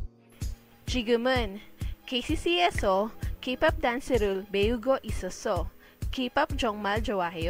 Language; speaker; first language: Korean; non-native, learner; Filipino